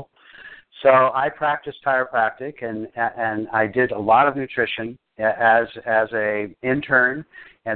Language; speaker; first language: English; native; English